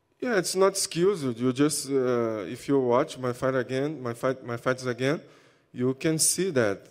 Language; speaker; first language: English; non-native, learner; Portuguese